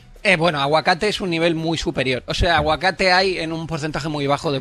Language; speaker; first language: Spanish; native; Spanish